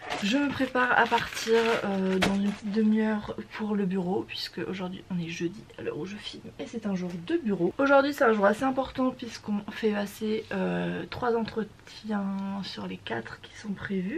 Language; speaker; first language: French; native; French